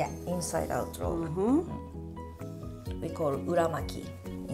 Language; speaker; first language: English; non-native, learner; Japanese